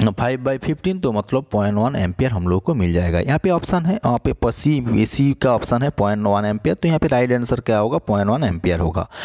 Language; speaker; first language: Hindi; non-native, local second language; Bangla